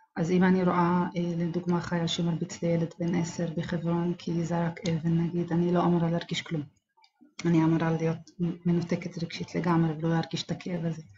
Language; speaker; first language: Hebrew; non-native, local second language; Arabic